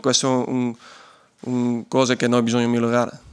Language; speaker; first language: Italian; non-native, learner; Dutch